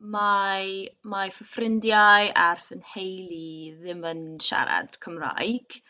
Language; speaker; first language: Welsh; non-native, learner; English